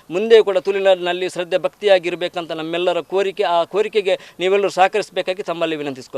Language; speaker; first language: Kannada; non-native, local second language; Tulu